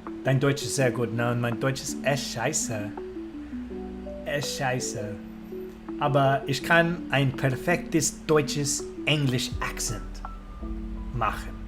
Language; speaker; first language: German; non-native, learner; English